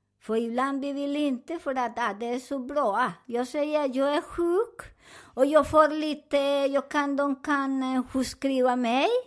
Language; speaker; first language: Swedish; non-native, learner; Spanish